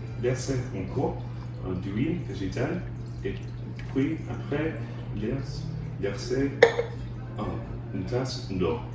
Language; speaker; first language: French; non-native, learner; English